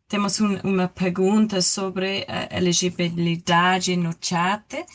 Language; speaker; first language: Portuguese; non-native, learner; English